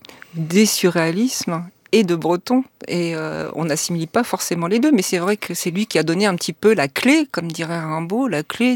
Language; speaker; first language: French; native; French